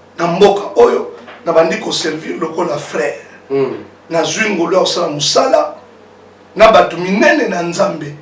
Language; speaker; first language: Lingala; early bilingual, other home language; Kongo